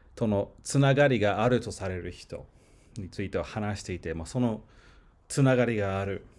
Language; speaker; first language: Japanese; non-native, fluent; English